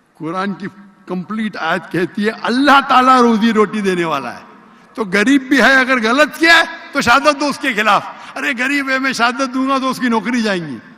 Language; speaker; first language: Urdu; non-native, local second language; Konkani